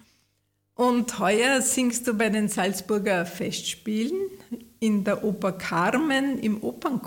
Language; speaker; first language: German; native; German